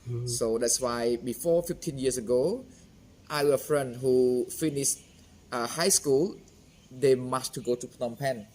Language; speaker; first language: English; non-native, fluent; Khmer